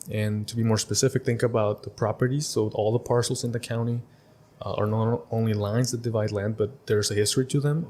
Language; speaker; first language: English; early bilingual, other home language; Spanish